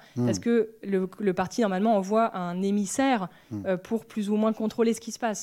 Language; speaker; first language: French; native; French